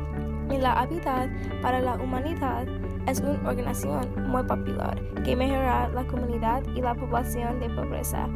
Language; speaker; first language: Spanish; non-native, learner; English